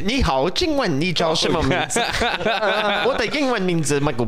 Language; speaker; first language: Chinese; non-native, learner; English